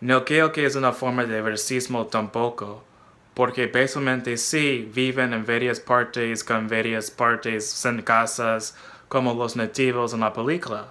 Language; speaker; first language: Spanish; non-native, fluent; English